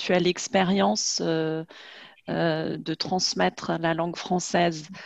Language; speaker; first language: French; native; French